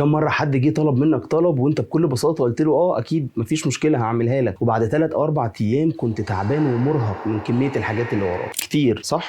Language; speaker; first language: Arabic; native; Arabic